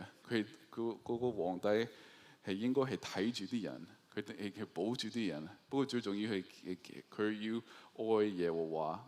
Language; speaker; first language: Cantonese; early bilingual, heritage; Cantonese